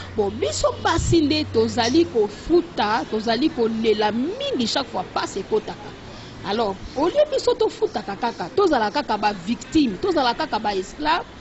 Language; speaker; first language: Lingala; native; Lingala